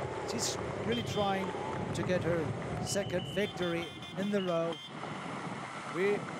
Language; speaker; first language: English; non-native, fluent; German